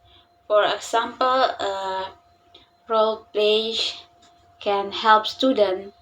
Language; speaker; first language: English; non-native, learner; Indonesian